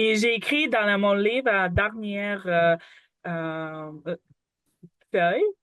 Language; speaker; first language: French; non-native, learner; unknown